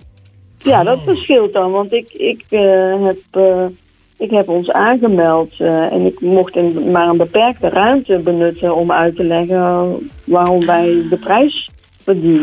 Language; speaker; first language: Dutch; native; Dutch